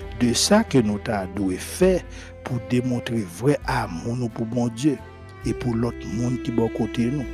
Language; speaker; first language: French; non-native, local second language; Haitian Creole